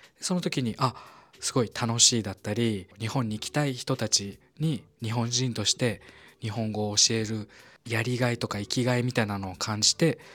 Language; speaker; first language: Japanese; native; Japanese